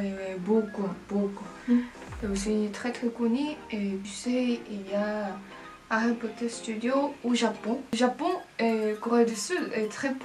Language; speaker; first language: French; non-native, learner; Korean